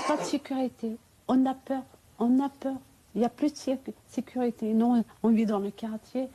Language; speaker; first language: French; non-native, fluent; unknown